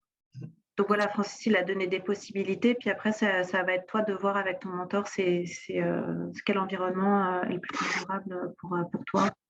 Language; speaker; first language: French; native; French